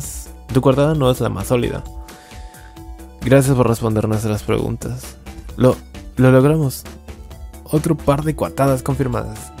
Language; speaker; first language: Spanish; native; Spanish